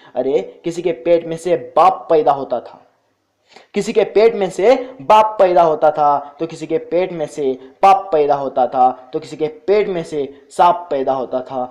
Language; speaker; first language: Hindi; non-native, local second language; Marathi